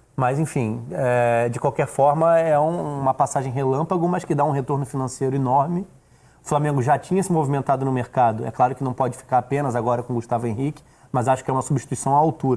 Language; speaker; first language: Portuguese; native; Portuguese